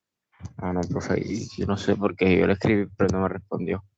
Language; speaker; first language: Spanish; native; Spanish